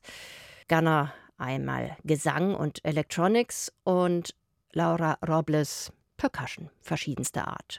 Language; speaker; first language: German; native; German